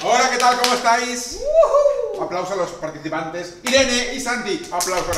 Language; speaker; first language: Spanish; native; Spanish